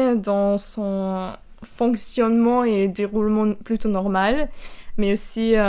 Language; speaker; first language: French; non-native, fluent; German